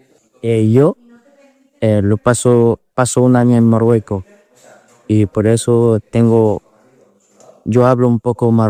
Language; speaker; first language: Spanish; non-native, learner; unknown